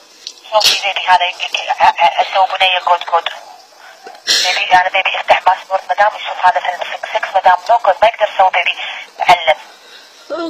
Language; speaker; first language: Arabic; non-native, learner; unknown